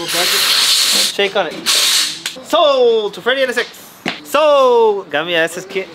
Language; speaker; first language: English; early bilingual, other home language; Spanish